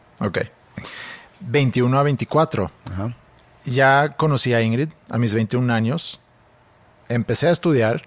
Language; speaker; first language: Spanish; non-native, fluent; Swedish